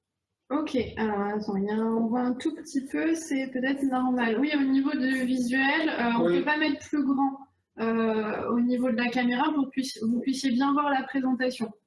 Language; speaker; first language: French; native; French